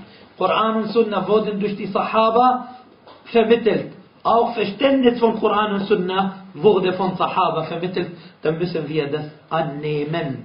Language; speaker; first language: German; non-native, fluent; Arabic